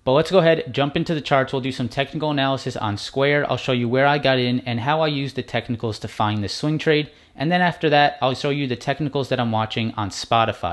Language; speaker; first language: English; native; English